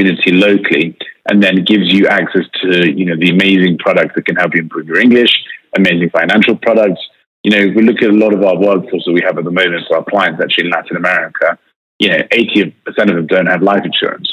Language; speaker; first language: English; native; English